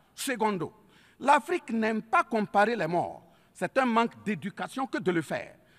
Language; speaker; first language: French; native; French